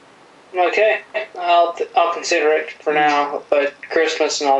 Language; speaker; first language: English; native; English